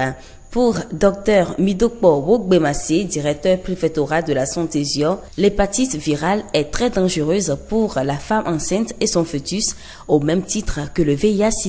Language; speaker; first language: French; non-native, local second language; Ewe